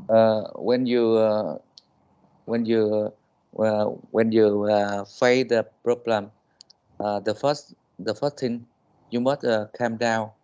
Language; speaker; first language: English; non-native, learner; Vietnamese